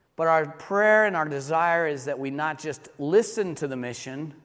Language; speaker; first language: English; early bilingual, heritage; English